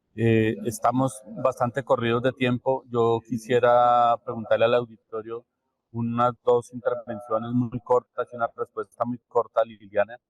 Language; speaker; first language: Spanish; native; Spanish